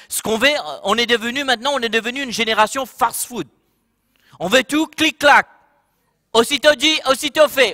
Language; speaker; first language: French; non-native, local second language; Morisyen